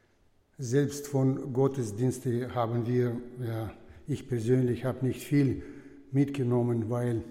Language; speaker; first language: German; non-native, fluent; Russian